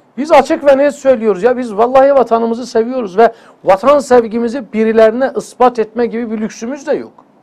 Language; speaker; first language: Turkish; native; Turkish